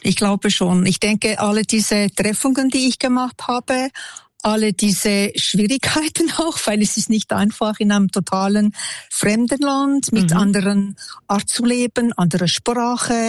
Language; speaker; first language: German; non-native, local second language; French